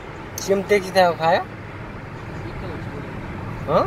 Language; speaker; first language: Korean; non-native, learner; Nepali